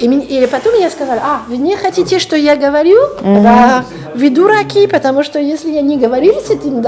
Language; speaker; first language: Russian; non-native, learner; French